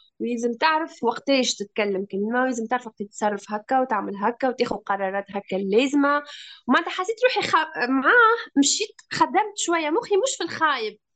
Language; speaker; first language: Arabic; native; Arabic